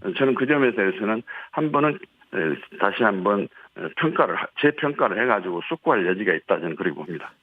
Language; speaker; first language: Korean; native; Korean